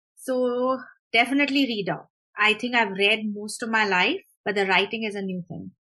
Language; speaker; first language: English; non-native, local second language; Hindi